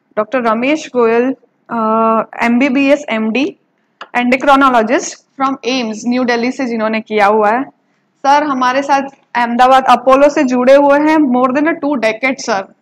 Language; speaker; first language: Hindi; non-native, local second language; Gujarati